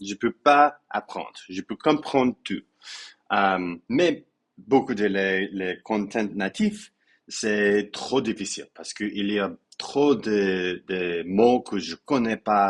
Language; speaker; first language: French; non-native, learner; English